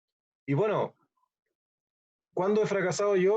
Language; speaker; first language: Spanish; native; Spanish